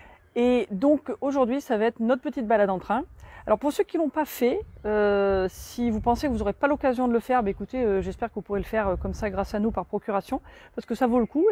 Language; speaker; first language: French; native; French